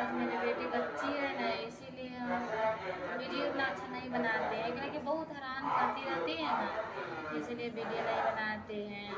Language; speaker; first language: Hindi; non-native, local second language; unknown